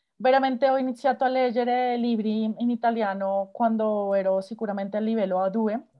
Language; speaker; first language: Italian; non-native, fluent; Spanish